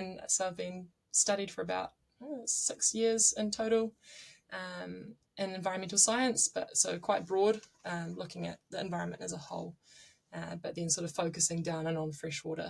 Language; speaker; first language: English; native; English